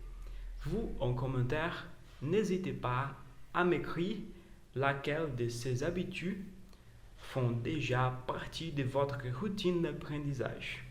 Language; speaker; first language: French; non-native, learner; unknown